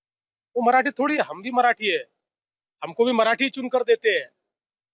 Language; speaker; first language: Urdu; non-native, local second language; Marathi